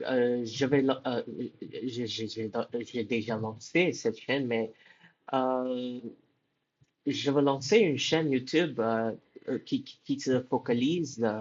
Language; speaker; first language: French; non-native, fluent; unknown